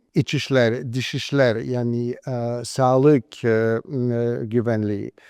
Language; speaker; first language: Turkish; non-native, fluent; Polish